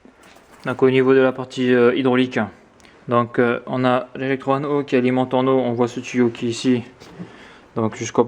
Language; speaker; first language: French; native; French